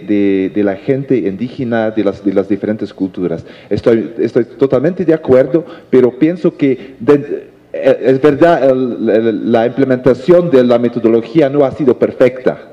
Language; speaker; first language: Spanish; non-native, fluent; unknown